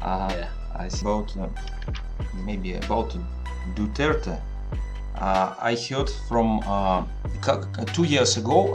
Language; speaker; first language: English; non-native, learner; Russian